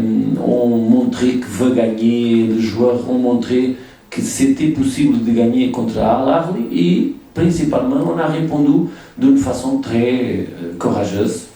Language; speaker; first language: French; non-native, fluent; Portuguese